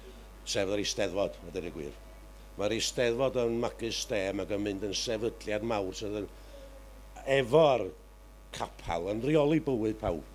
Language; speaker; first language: Welsh; native; Welsh